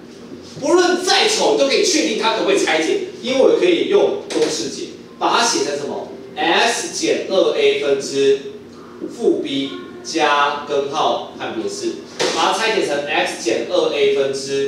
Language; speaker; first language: Chinese; native; Chinese